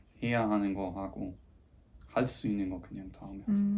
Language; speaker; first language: Korean; non-native, fluent; German